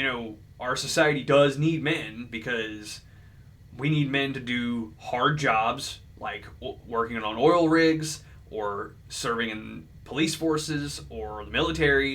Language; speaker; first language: English; native; English